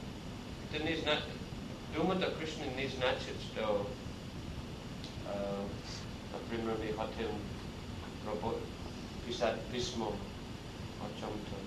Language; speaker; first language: Russian; non-native, learner; English